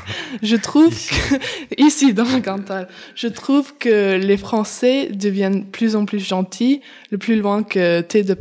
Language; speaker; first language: French; early bilingual, heritage; English